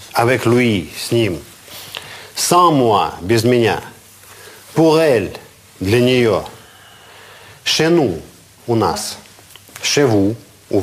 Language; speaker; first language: French; non-native, fluent; Russian